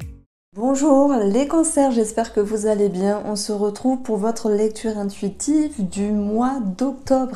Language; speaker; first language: French; native; French